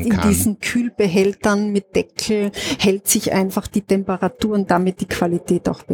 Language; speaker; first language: German; native; German